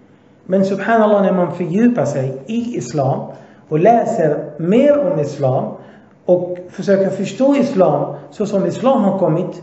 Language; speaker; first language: Swedish; early bilingual, other home language; Arabic